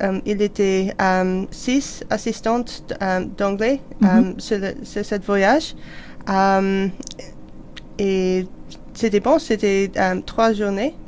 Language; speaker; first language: French; non-native, learner; English